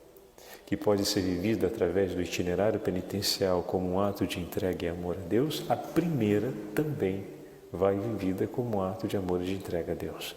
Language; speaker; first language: Portuguese; native; Portuguese